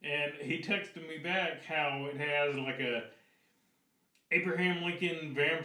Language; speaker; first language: English; native; English